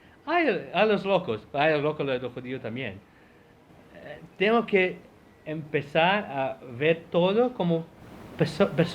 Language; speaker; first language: Spanish; non-native, fluent; Portuguese